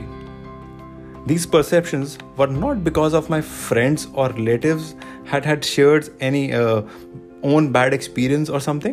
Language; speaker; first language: English; non-native, local second language; Hindi